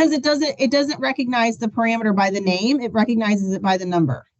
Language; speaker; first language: English; native; English